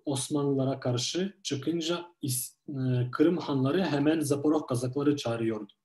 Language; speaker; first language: Turkish; non-native, fluent; Ukrainian